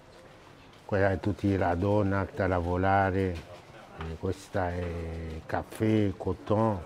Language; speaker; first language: Italian; non-native, learner; Haitian Creole